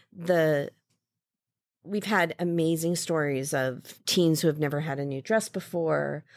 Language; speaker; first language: English; native; English